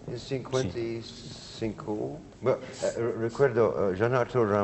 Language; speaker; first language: Spanish; non-native, learner; English